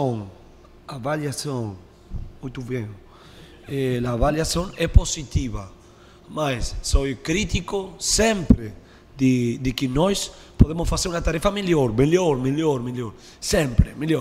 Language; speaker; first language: Portuguese; non-native, learner; Spanish